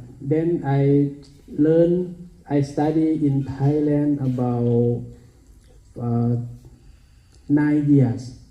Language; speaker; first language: English; non-native, learner; Thai